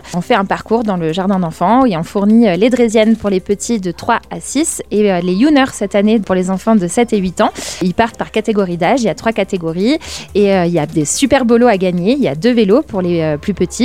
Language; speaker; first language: French; native; French